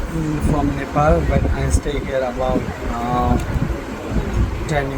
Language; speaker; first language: English; non-native, learner; Nepali